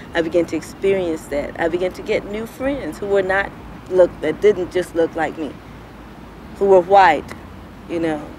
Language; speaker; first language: English; native; English